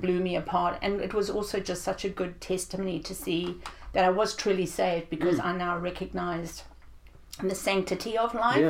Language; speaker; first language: English; native; English